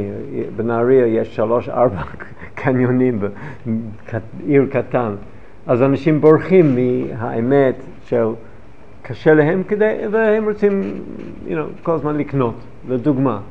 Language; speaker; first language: Hebrew; non-native, fluent; English